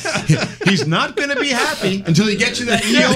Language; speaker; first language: English; native; English